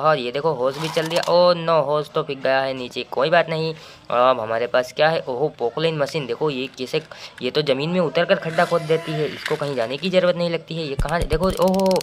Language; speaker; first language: Hindi; native; Hindi